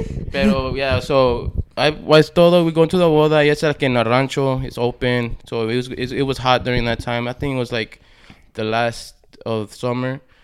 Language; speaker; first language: English; early bilingual, other home language; Spanish